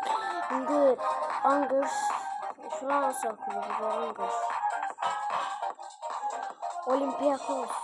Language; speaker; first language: Turkish; non-native, learner; Azerbaijani